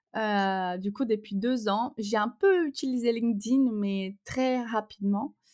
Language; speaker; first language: French; non-native, fluent; Portuguese